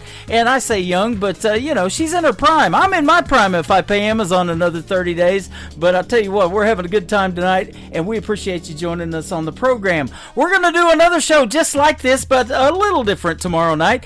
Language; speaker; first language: English; native; English